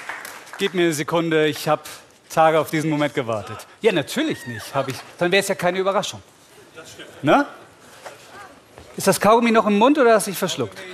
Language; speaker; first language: German; native; German